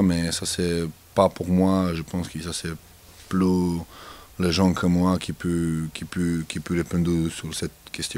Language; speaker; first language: French; non-native, learner; Serbian